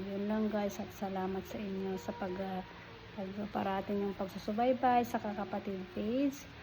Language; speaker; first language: Filipino; non-native, local second language; Iloko